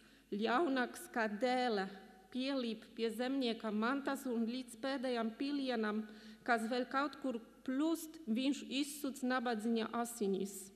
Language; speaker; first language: Latvian; non-native, fluent; Polish